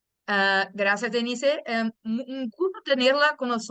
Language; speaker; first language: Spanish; non-native, fluent; Portuguese